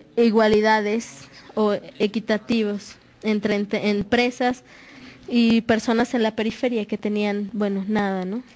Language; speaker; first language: Spanish; non-native, fluent; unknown